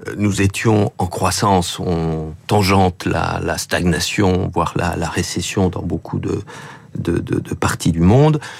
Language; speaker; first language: French; native; French